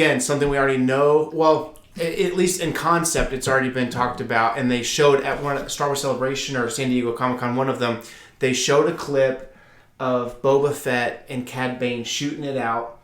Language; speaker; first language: English; native; English